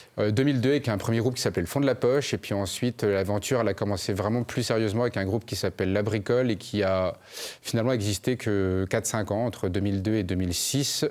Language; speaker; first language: French; early bilingual, other home language; Khmer